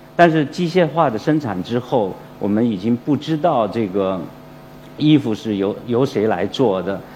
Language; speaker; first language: Chinese; native; Chinese